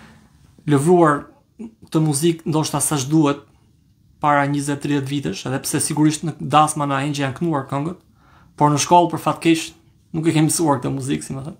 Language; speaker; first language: Albanian; native; Albanian